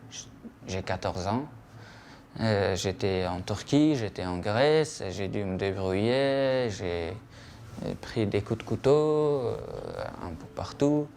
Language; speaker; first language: French; non-native, fluent; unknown